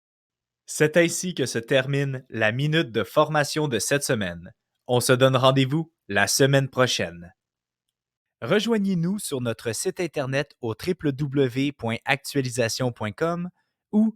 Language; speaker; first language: French; native; French